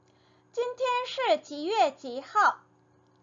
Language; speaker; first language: Chinese; non-native, fluent; Korean